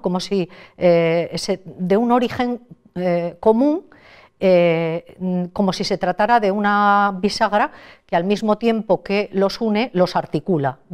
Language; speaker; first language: Spanish; native; Spanish